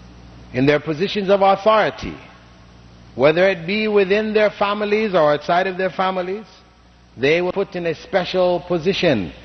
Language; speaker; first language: English; non-native, fluent; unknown